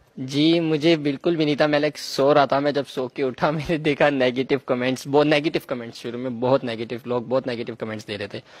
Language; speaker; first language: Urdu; early bilingual, heritage; Urdu